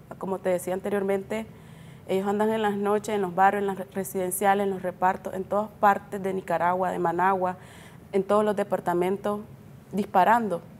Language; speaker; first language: Spanish; native; Spanish